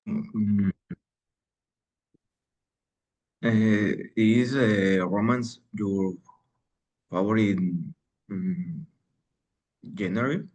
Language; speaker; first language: English; non-native, learner; Spanish